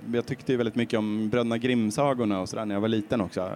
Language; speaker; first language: Swedish; native; Swedish